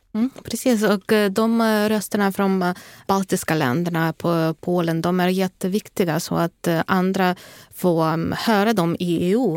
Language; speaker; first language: Swedish; non-native, fluent; Ukrainian